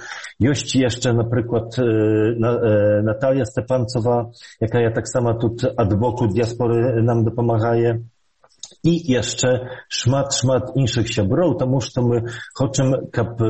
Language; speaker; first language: Belarusian; early bilingual, heritage; Polish